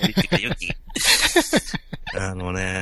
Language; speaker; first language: Japanese; native; Japanese